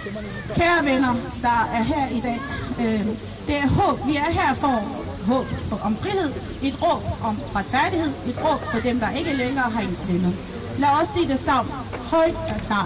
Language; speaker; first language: Danish; non-native, fluent; Persian